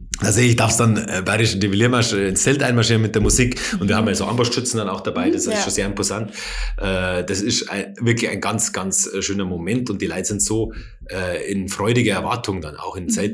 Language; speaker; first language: German; native; German